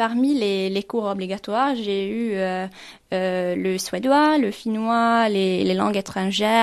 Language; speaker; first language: French; non-native, fluent; Swedish